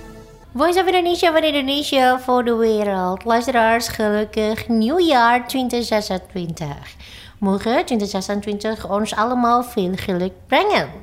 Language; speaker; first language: Dutch; non-native, fluent; Indonesian